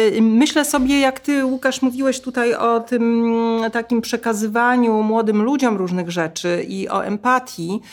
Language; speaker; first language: Polish; native; Polish